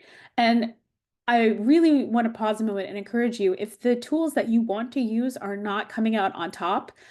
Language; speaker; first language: English; native; English